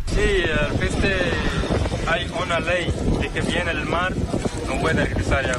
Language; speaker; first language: Spanish; non-native, learner; Arabic